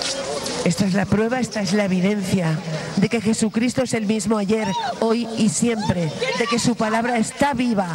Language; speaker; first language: Spanish; native; Spanish